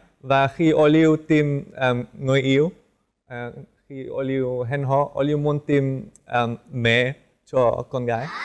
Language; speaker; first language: Vietnamese; non-native, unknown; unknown